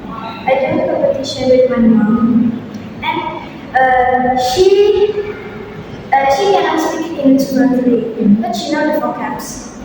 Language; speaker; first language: English; non-native, learner; Indonesian